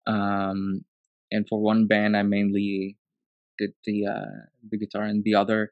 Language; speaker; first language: English; non-native, local second language; Telugu